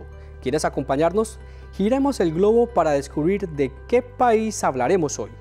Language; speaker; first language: Spanish; native; Spanish